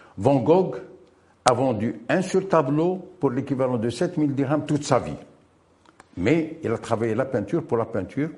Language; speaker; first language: French; non-native, local second language; Arabic